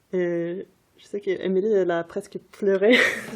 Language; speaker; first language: French; non-native, fluent; Swedish